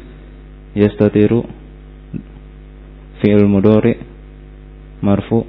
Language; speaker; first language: Arabic; non-native, learner; Indonesian